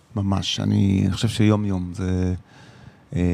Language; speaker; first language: Hebrew; native; Hebrew